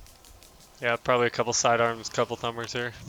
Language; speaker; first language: English; native; English